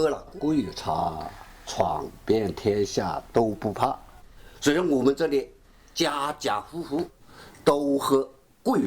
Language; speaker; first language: Chinese; native; Chinese